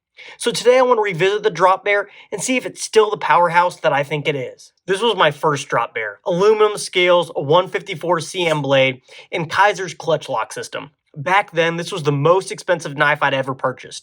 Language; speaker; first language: English; native; English